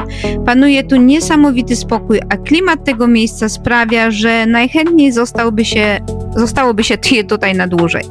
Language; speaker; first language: Polish; native; Polish